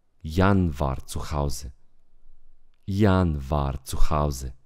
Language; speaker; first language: German; non-native, fluent; Romanian